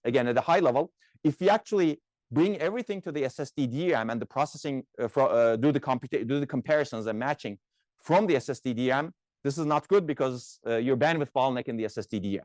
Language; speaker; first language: English; non-native, fluent; Turkish